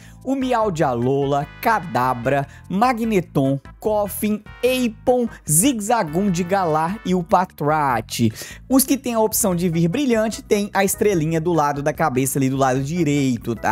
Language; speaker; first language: Portuguese; native; Portuguese